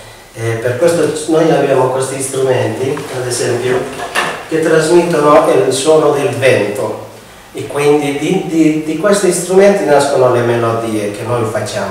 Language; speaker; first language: Italian; non-native, fluent; Spanish